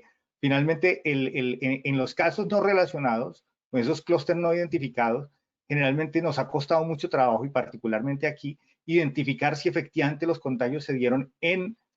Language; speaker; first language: Spanish; native; Spanish